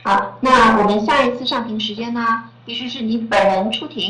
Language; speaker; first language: Chinese; native; Chinese